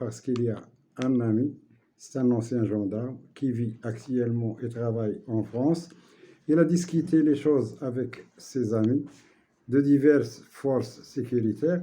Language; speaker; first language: French; non-native, local second language; Arabic